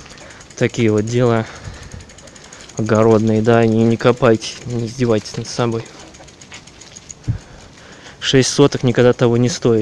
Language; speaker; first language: Russian; native; Russian